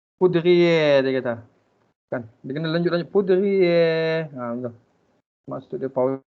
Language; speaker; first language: Malay; native; Malay